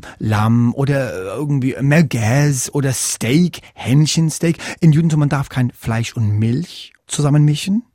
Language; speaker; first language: German; non-native, fluent; English